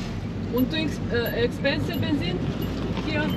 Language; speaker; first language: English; non-native, learner; Serbian